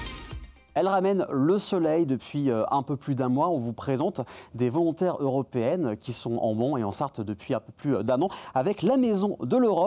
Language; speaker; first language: French; native; French